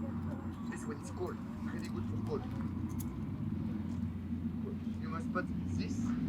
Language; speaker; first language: English; non-native, fluent; French